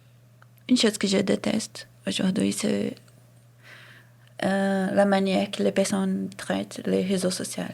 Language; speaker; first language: French; non-native, fluent; Portuguese